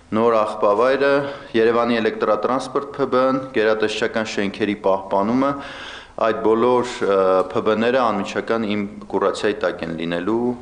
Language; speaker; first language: Armenian; native; Armenian